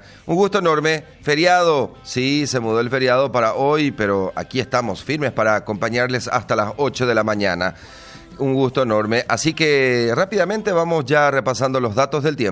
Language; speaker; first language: Spanish; native; Spanish